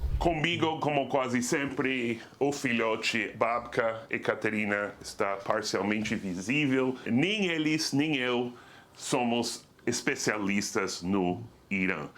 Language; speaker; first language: Portuguese; non-native, fluent; English